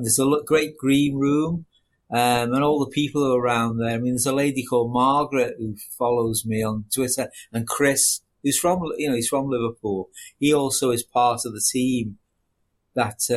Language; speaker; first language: English; native; English